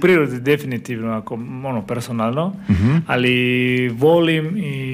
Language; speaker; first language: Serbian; non-native, learner; Spanish